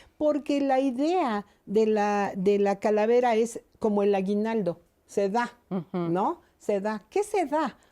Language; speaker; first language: Spanish; native; Spanish